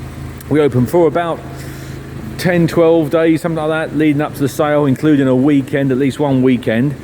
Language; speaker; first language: English; native; English